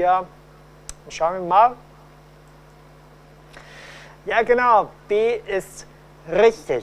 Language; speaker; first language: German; non-native, fluent; Cantonese